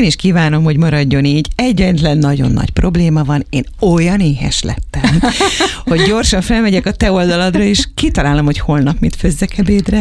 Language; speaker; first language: Hungarian; native; Hungarian